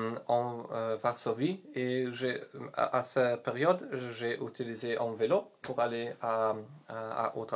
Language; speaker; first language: French; non-native, learner; Polish